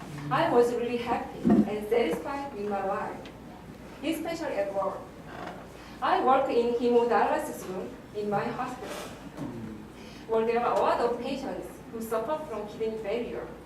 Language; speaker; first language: English; non-native, learner; Korean